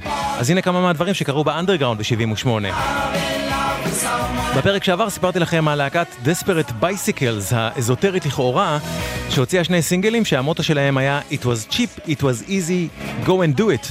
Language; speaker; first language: Hebrew; native; Hebrew